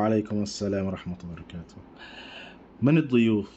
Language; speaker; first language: Arabic; non-native, fluent; English